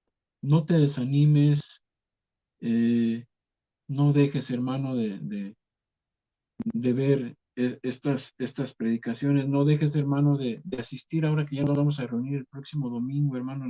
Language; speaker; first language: Spanish; native; Spanish